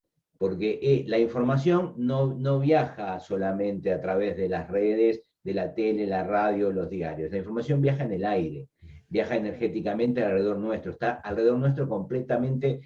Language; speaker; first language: Spanish; native; Spanish